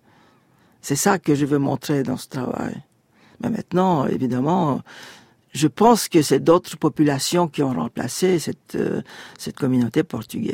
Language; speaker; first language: French; non-native, fluent; Turkish